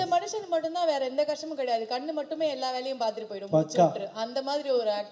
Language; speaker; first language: Tamil; native; Tamil